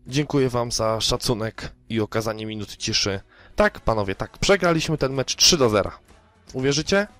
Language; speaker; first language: Polish; native; Polish